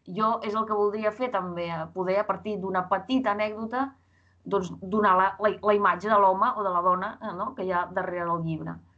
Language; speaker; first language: Catalan; non-native, fluent; Russian